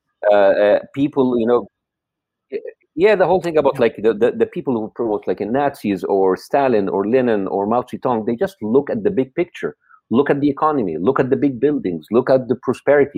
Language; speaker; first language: English; non-native, fluent; Arabic